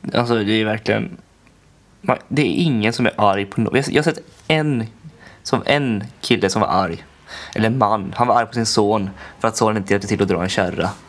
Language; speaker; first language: Swedish; native; Swedish